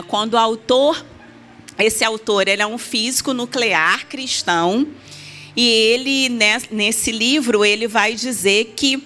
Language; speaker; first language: Portuguese; native; Portuguese